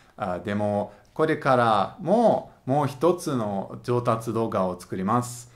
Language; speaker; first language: Japanese; non-native, learner; Russian